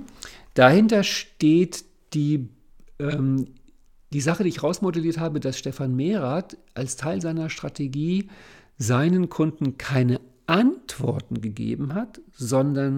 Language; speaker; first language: German; native; German